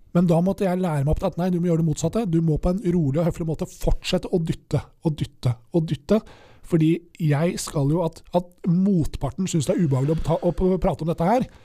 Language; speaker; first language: Norwegian; native; Norwegian